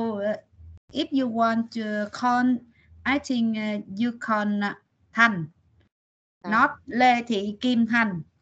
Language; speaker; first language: English; non-native, learner; Vietnamese